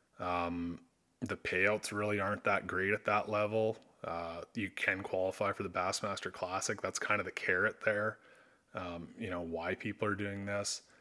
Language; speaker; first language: English; native; English